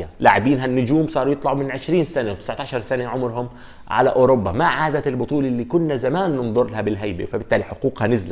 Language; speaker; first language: Arabic; native; Arabic